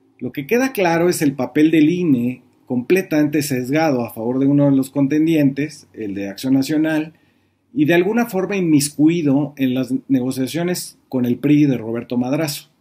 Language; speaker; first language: Spanish; native; Spanish